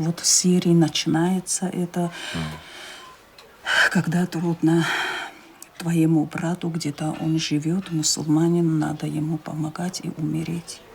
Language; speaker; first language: Russian; non-native, local second language; Chechen